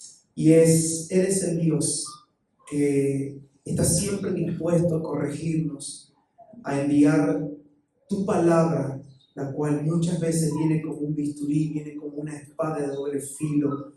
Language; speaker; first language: Spanish; native; Spanish